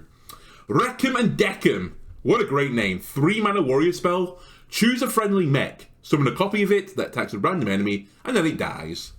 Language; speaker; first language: English; native; English